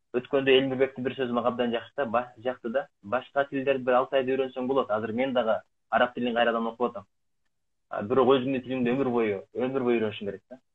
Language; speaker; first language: Kyrgyz; native; Kyrgyz